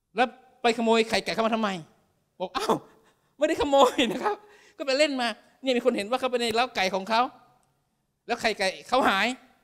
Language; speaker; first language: Thai; native; Thai